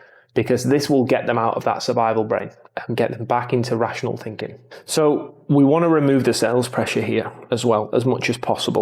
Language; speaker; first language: English; native; English